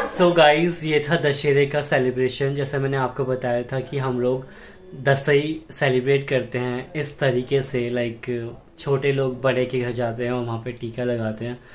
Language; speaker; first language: Hindi; non-native, local second language; Nepali